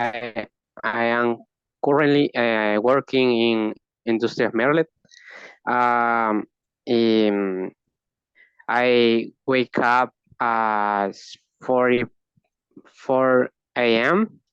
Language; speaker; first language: English; non-native, learner; Spanish